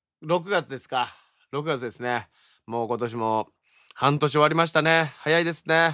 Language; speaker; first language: Japanese; native; Japanese